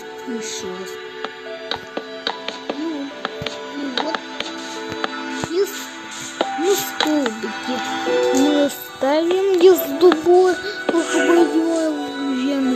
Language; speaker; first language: Russian; native; Russian